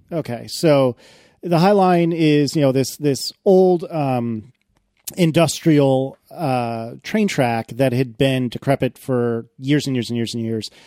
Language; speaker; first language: English; native; English